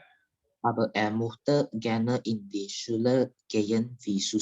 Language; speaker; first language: German; non-native, learner; Indonesian